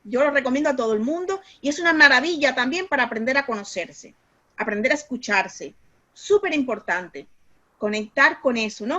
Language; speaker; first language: Spanish; native; Spanish